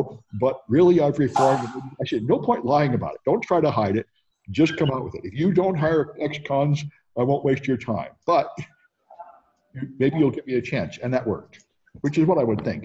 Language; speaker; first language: English; native; English